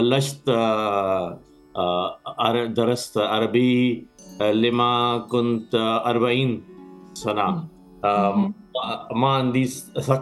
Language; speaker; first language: Arabic; non-native, learner; Urdu